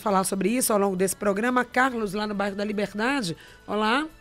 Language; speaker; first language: Portuguese; native; Portuguese